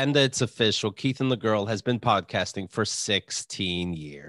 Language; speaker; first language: English; native; English